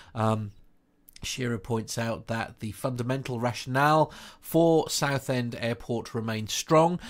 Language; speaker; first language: English; native; English